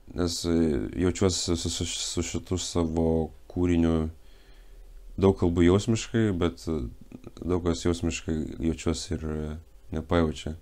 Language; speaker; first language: Lithuanian; native; Lithuanian